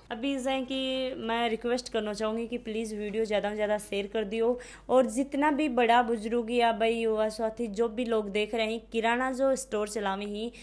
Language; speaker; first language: Hindi; native; Hindi